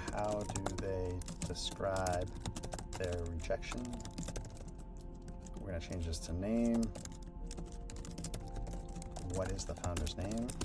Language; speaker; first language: English; native; English